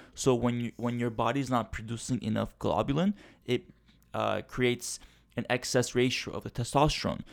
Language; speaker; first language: English; early bilingual, other home language; Turkish